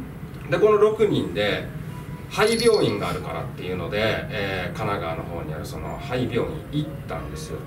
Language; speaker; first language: Japanese; native; Japanese